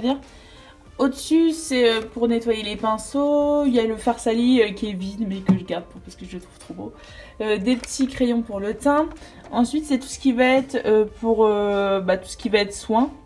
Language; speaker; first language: French; native; French